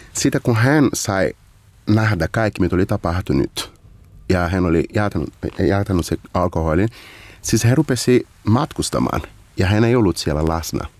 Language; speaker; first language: Finnish; non-native, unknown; Portuguese